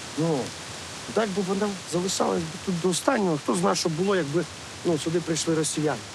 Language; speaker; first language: Ukrainian; native; Ukrainian